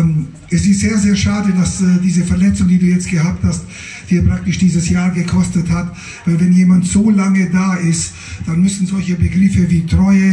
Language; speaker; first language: German; native; German